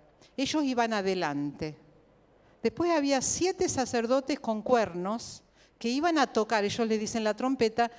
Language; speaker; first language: Spanish; native; Spanish